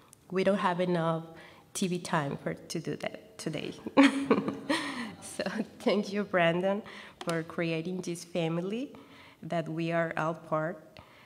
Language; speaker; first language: English; non-native, fluent; Spanish